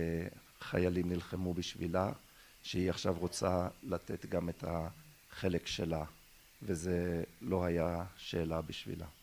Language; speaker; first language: Hebrew; non-native, local second language; German